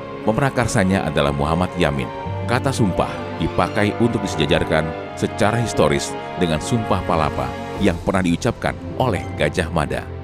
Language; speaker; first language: Indonesian; native; Indonesian